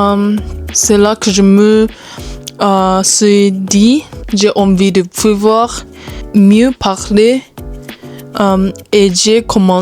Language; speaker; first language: French; non-native, learner; Japanese